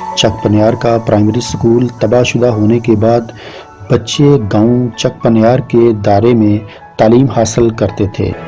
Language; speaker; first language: Urdu; non-native, local second language; Punjabi